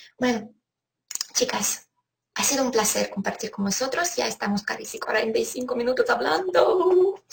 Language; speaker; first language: Spanish; non-native, fluent; Ukrainian